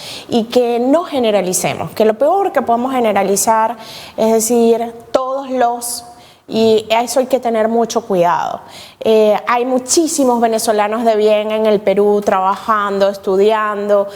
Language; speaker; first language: Spanish; native; Spanish